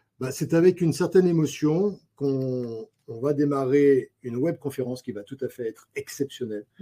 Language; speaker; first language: French; native; French